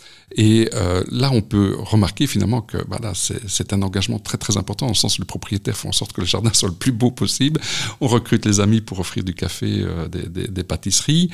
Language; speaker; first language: French; native; French